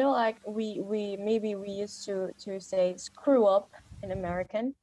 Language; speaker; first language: English; non-native, learner; Indonesian